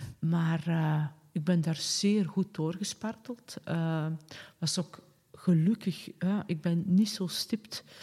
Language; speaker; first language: Dutch; native; Dutch